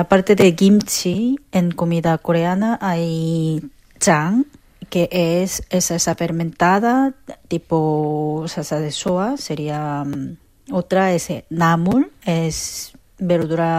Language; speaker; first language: Spanish; non-native, fluent; Korean